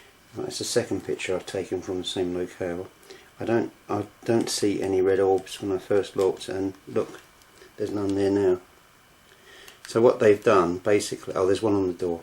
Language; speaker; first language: English; native; English